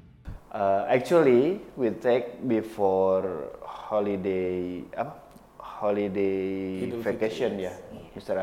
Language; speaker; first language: English; non-native, learner; Indonesian